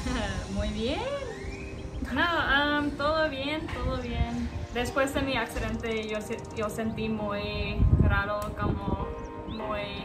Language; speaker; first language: Spanish; non-native, learner; English